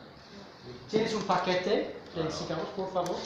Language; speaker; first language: Spanish; non-native, fluent; English